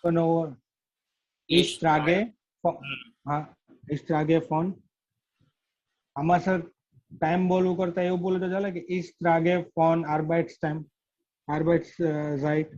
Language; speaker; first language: German; non-native, learner; Gujarati